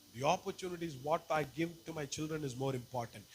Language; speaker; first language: English; non-native, local second language; Tamil